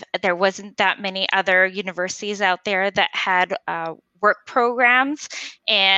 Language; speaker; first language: English; non-native, fluent; French